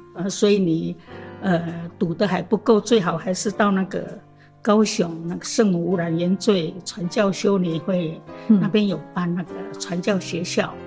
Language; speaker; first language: Chinese; non-native, local second language; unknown